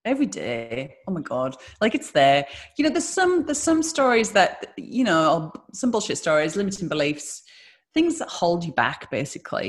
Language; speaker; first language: English; native; English